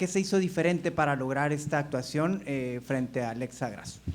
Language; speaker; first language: Spanish; native; Spanish